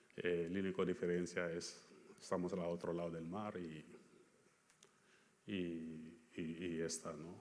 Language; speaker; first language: Spanish; non-native, fluent; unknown